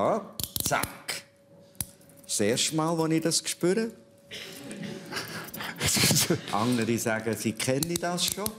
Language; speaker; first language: German; native; German